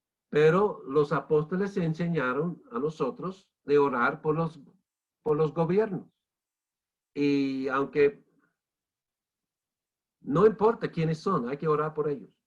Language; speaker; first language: Spanish; non-native, fluent; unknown